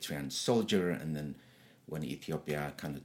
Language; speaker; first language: English; non-native, fluent; Tigrinya